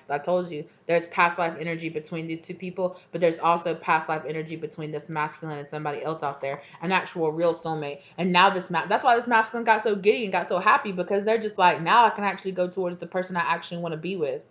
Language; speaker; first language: English; native; English